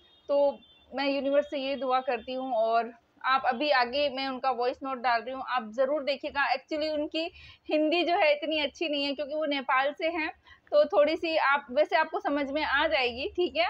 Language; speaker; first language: Hindi; native; Hindi